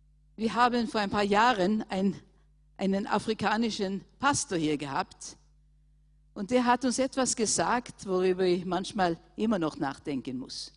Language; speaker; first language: German; non-native, fluent; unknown